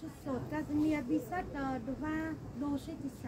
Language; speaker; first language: Russian; non-native, learner; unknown